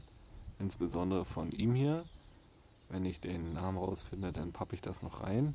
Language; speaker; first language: German; native; German